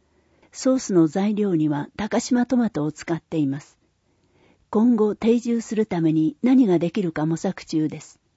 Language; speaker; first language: Japanese; native; Japanese